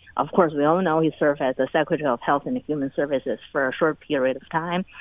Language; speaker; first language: English; non-native, fluent; Chinese